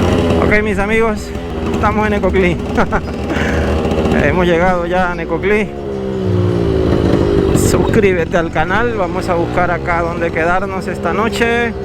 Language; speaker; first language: Spanish; native; Spanish